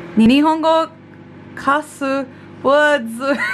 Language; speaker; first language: Japanese; non-native, learner; English